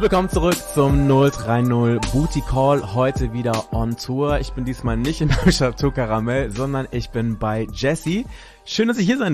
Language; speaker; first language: German; native; German